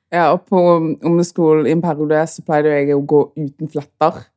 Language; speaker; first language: Norwegian; early bilingual, other home language; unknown